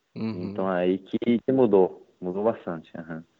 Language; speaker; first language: Portuguese; non-native, fluent; Japanese